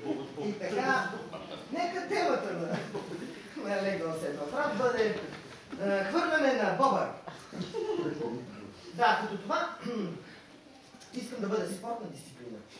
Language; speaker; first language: Bulgarian; native; Bulgarian